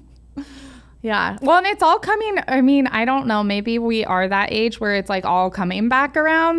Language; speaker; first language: English; native; English